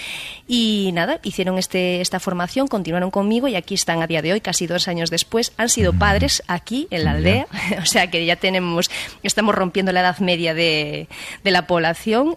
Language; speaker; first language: Spanish; native; Spanish